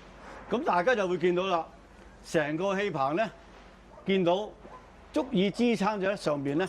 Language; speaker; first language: Cantonese; native; Cantonese